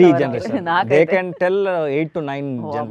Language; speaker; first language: Telugu; non-native, learner; Kannada